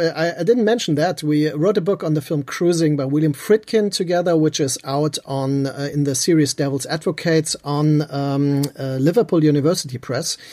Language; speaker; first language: English; non-native, fluent; German